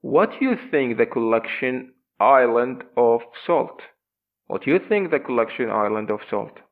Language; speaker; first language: English; non-native, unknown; Arabic